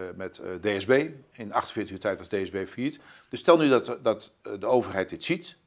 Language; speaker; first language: Dutch; native; Dutch